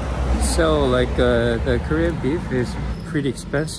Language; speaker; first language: English; non-native, fluent; Korean